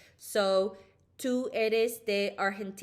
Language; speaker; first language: Spanish; non-native, learner; English